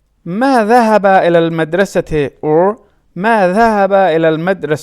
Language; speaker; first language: Arabic; non-native, learner; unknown